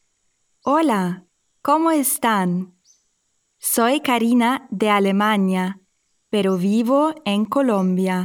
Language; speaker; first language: Spanish; non-native, fluent; German